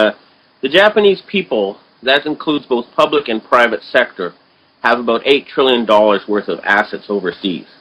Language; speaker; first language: English; native; English